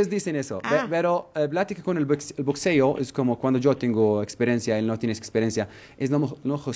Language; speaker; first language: Spanish; non-native, learner; Arabic